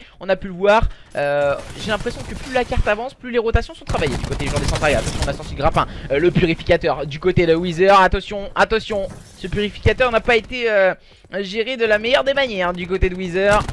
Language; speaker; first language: French; native; French